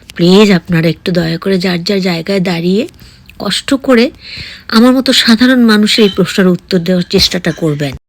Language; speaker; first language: Bangla; native; Bangla